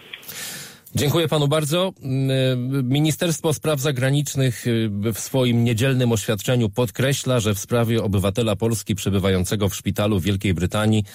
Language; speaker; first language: Polish; native; Polish